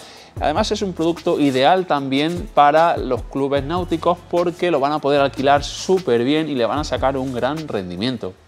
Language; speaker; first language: Spanish; native; Spanish